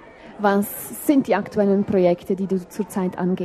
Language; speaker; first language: German; native; German